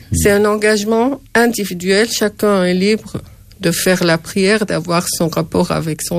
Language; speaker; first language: French; non-native, fluent; Arabic